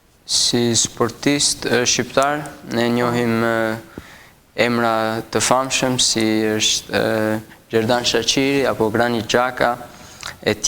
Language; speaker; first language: Albanian; early bilingual, heritage; Albanian